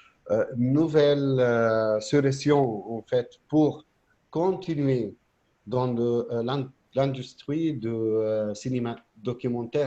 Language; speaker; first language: French; non-native, fluent; Arabic